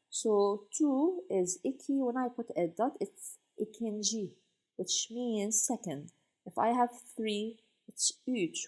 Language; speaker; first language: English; non-native, fluent; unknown